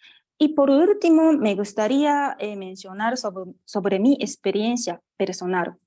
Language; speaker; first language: Spanish; non-native, fluent; Japanese